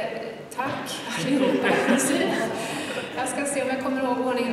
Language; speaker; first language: Swedish; native; Swedish